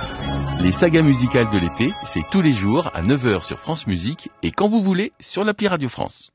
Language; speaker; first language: French; native; French